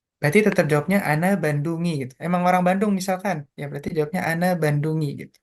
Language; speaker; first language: Indonesian; native; Indonesian